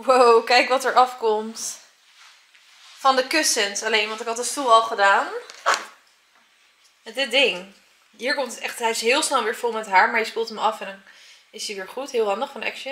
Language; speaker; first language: Dutch; native; Dutch